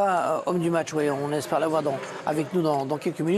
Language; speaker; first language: French; native; French